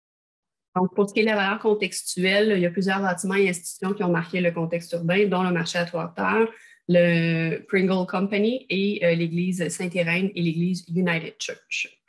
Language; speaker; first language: French; native; French